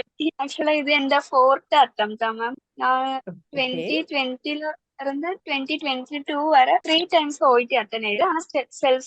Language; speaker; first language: Malayalam; early bilingual, heritage; Malayalam